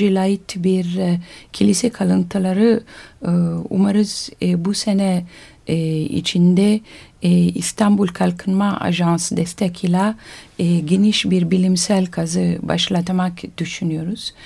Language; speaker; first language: Turkish; non-native, learner; Italian